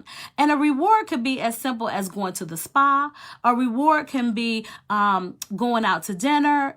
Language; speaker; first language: English; native; English